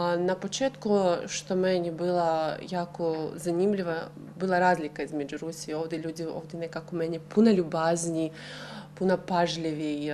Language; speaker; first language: Croatian; non-native, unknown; Russian